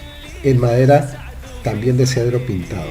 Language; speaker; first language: Spanish; native; Spanish